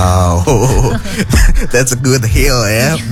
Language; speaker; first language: English; non-native, fluent; Indonesian